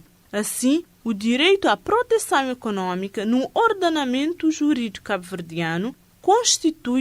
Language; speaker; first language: Portuguese; non-native, local second language; Kabuverdianu